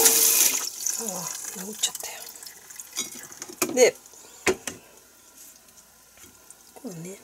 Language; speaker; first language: Japanese; native; Japanese